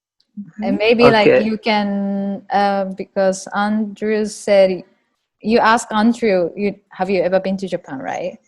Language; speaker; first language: English; non-native, fluent; Japanese